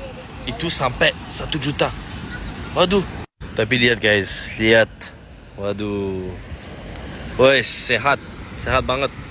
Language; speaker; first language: Indonesian; non-native, learner; French